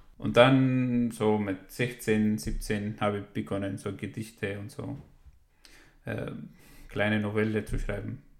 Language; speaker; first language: German; non-native, fluent; Arabic